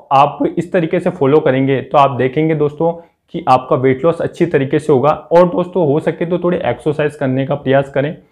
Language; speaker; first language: Hindi; native; Hindi